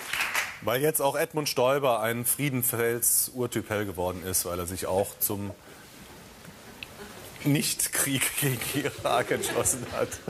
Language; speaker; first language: German; native; German